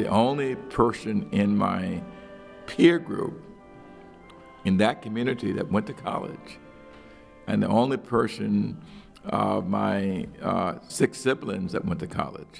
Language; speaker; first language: English; native; English